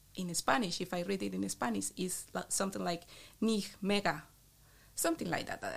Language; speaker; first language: English; non-native, fluent; Spanish